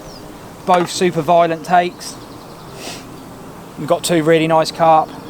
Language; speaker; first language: English; native; English